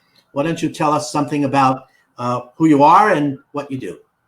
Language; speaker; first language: English; native; English